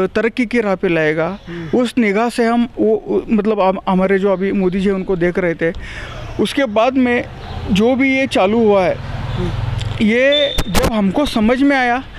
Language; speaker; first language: Hindi; non-native, local second language; Marathi